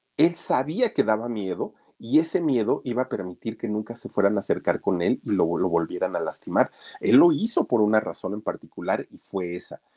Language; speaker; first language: Spanish; native; Spanish